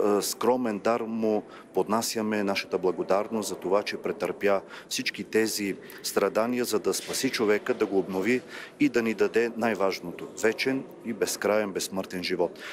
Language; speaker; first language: Bulgarian; native; Bulgarian